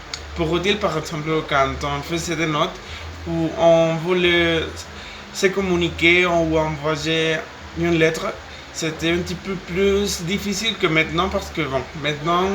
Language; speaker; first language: French; non-native, fluent; Spanish